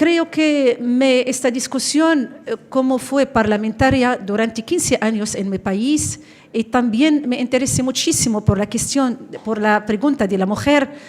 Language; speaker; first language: Spanish; non-native, fluent; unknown